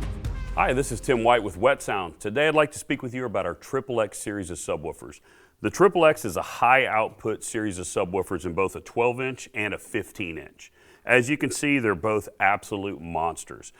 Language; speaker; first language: English; native; English